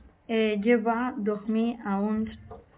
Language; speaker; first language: French; non-native, learner; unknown